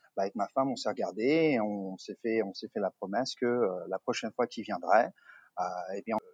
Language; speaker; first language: French; native; French